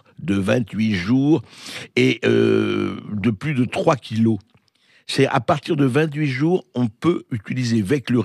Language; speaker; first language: French; native; French